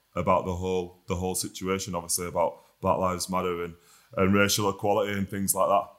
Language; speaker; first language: English; native; English